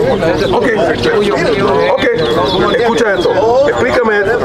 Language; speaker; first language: Spanish; early bilingual, heritage; Spanish